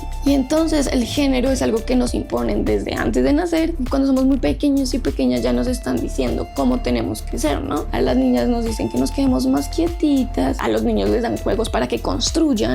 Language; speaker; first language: Spanish; native; Spanish